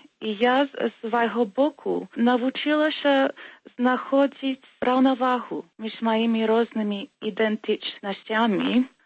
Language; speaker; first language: Belarusian; early bilingual, heritage; Belarusian